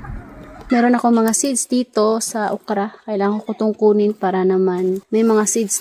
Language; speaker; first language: Filipino; native; Filipino